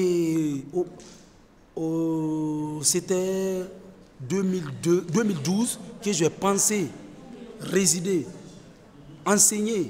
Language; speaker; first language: French; non-native, fluent; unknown